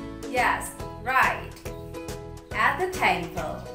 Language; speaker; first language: English; non-native, fluent; Indonesian